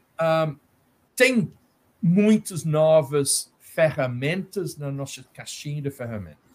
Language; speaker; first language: Portuguese; non-native, fluent; English